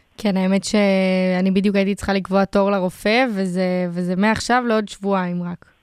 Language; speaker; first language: Hebrew; native; Hebrew